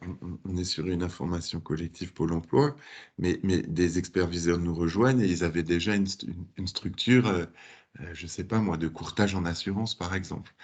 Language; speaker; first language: French; native; French